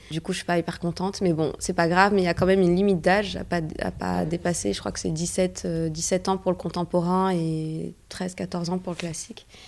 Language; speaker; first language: French; early bilingual, other home language; Arabic